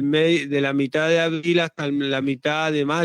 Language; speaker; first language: Spanish; native; Spanish